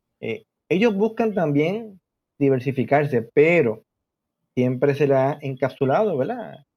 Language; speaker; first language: Spanish; native; Spanish